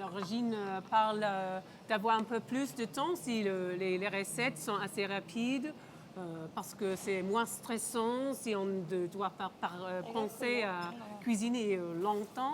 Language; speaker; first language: French; non-native, local second language; English